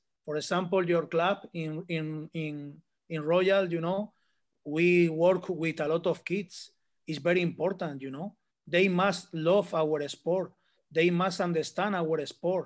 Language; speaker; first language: English; non-native, learner; Spanish